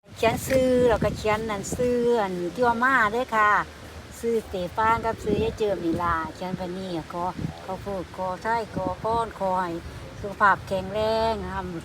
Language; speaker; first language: Thai; native; Thai